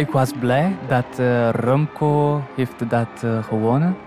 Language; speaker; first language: Dutch; non-native, learner; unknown